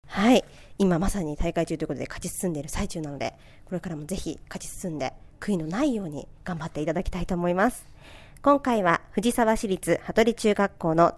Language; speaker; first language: Japanese; native; Japanese